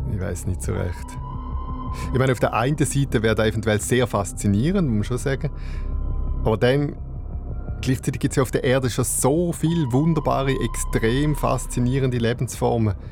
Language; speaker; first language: German; native; German